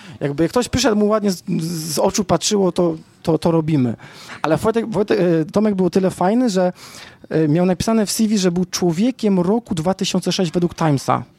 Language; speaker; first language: Polish; native; Polish